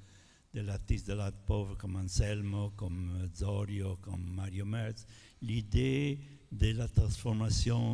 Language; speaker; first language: French; non-native, fluent; Italian